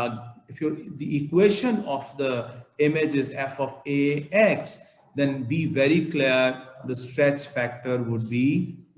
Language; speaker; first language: English; non-native, local second language; Urdu